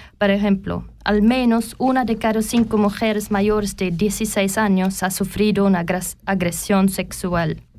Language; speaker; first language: Spanish; non-native, learner; German